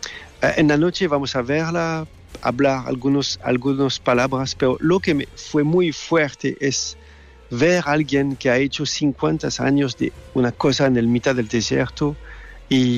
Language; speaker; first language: Spanish; non-native, learner; French